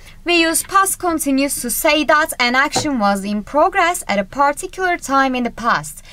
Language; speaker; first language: English; non-native, fluent; Turkish